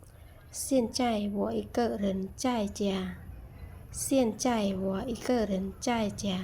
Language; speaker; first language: Chinese; non-native, fluent; Khmer